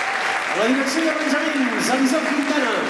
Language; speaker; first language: Catalan; native; Catalan